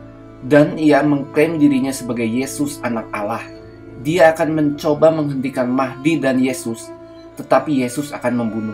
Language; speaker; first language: Indonesian; native; Indonesian